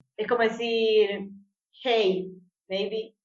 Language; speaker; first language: Spanish; native; Spanish